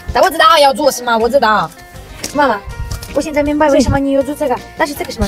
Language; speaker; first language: Chinese; non-native, learner; Ukrainian